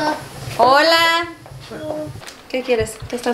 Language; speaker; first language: Spanish; early bilingual, heritage; Spanish